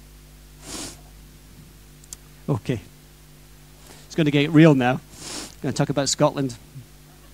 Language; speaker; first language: English; native; English